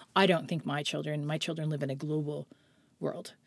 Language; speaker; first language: English; native; English